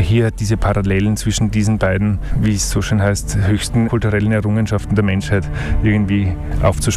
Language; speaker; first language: German; native; German